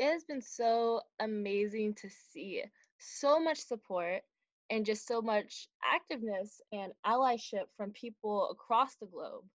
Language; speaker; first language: English; native; English